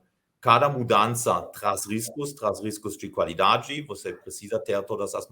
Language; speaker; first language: Portuguese; non-native, fluent; German